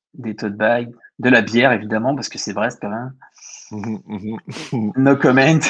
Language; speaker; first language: French; native; French